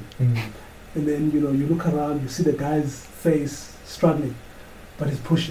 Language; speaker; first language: English; non-native, local second language; Xhosa